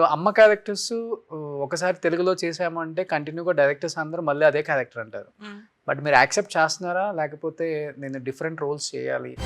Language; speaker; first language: Telugu; native; Telugu